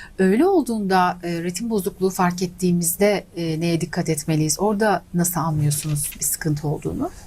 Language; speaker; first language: Turkish; native; Turkish